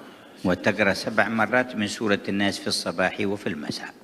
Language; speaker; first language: Arabic; native; Arabic